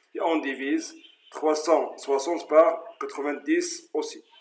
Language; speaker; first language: French; non-native, local second language; Arabic